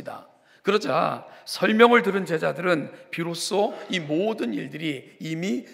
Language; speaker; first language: Korean; native; Korean